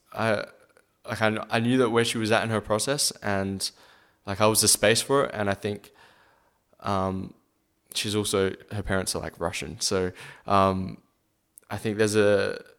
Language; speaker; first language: English; native; English